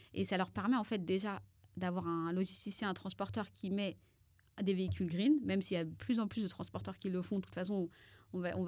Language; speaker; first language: French; native; French